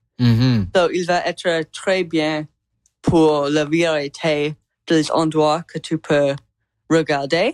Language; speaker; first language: French; non-native, learner; English